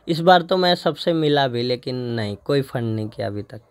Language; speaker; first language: Hindi; native; Hindi